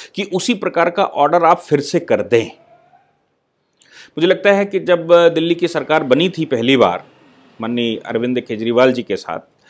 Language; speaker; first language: Hindi; native; Hindi